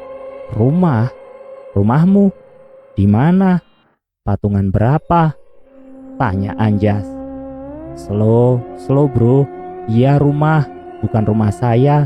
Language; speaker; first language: Indonesian; native; Indonesian